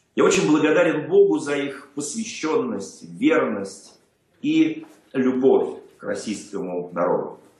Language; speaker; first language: Russian; native; Russian